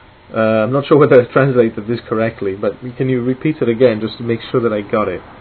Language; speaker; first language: English; non-native, fluent; Italian